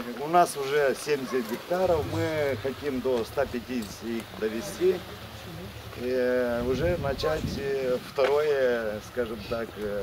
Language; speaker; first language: Russian; non-native, local second language; Romanian